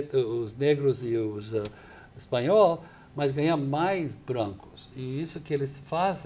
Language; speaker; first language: Portuguese; non-native, fluent; English